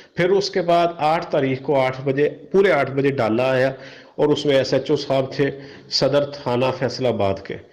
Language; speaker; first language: Urdu; non-native, local second language; Punjabi